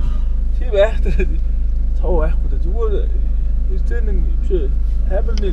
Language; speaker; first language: German; non-native, learner; Mongolian